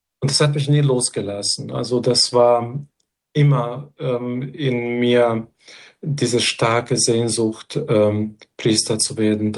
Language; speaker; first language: German; non-native, fluent; Serbian